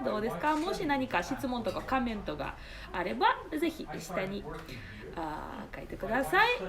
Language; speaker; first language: Japanese; non-native, learner; Russian